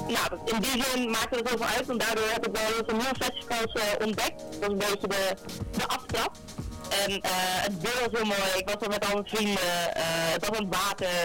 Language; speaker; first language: Dutch; native; Dutch